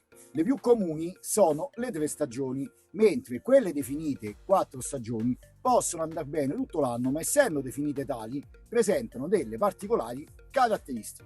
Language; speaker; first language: Italian; native; Italian